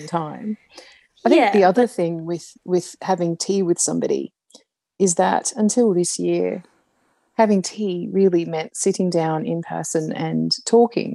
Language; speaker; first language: English; native; English